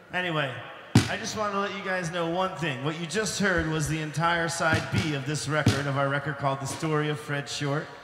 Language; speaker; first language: English; native; English